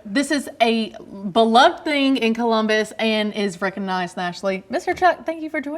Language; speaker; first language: English; native; English